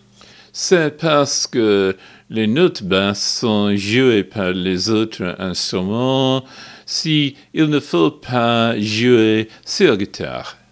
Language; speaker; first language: French; non-native, learner; English